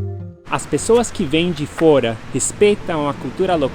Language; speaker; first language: Portuguese; non-native, fluent; English